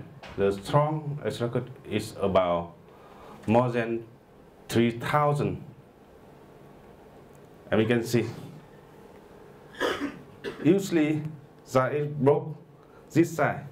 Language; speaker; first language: English; non-native, learner; Vietnamese